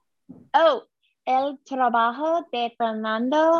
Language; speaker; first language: Spanish; non-native, learner; English